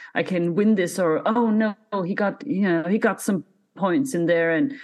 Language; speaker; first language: English; non-native, fluent; Danish